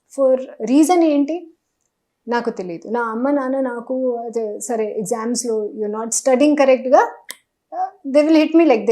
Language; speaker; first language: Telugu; non-native, local second language; Hindi